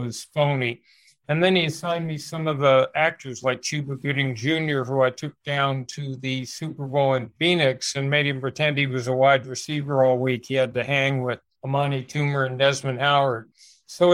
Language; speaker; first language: English; native; English